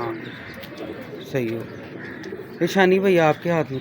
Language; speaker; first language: Hindi; non-native, local second language; Punjabi